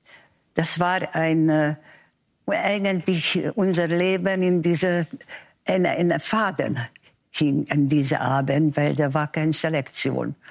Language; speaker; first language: German; non-native, fluent; Hungarian